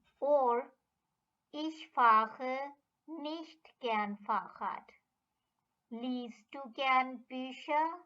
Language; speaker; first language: German; non-native, fluent; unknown